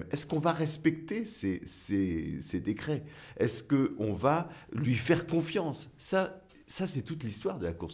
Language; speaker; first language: French; native; French